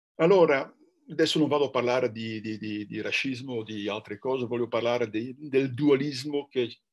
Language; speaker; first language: Italian; non-native, fluent; Dutch